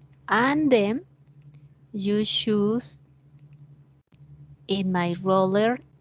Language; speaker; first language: English; non-native, learner; Spanish